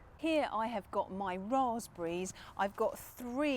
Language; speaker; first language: English; native; English